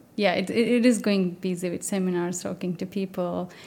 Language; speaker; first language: English; non-native, fluent; Turkish